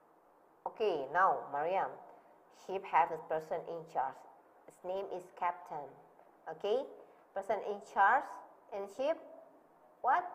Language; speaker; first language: English; non-native, learner; Indonesian